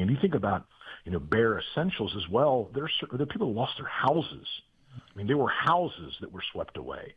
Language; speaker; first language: English; native; English